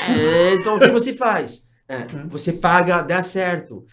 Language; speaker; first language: Portuguese; non-native, fluent; French